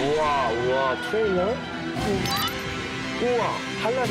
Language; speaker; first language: Korean; native; Korean